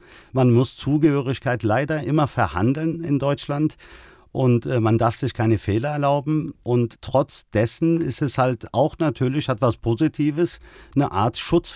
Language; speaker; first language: German; early bilingual, other home language; Turkish